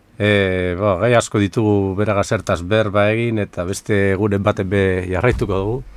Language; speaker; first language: Basque; native; Basque